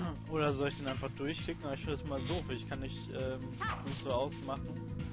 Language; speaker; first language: German; native; German